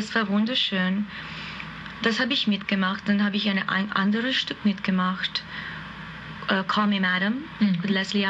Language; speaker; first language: German; non-native, fluent; Hungarian